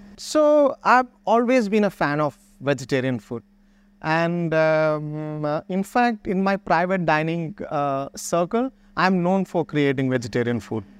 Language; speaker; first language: English; non-native, local second language; Malayalam